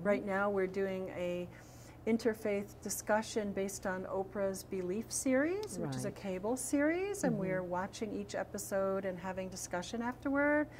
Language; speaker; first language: English; native; English